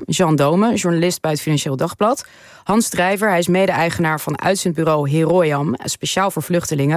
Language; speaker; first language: Dutch; native; Dutch